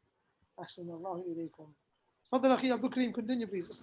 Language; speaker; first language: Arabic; non-native, fluent; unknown